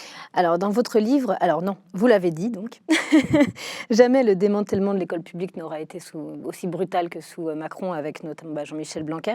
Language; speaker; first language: French; native; French